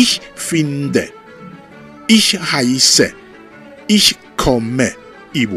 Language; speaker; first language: German; non-native, fluent; Rundi